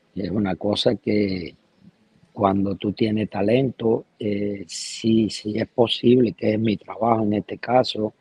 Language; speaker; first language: Spanish; native; Spanish